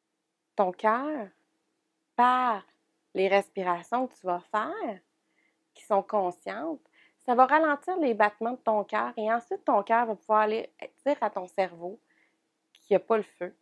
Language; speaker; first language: French; native; French